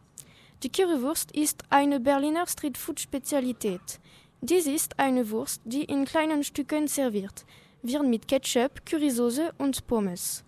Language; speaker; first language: German; non-native, learner; French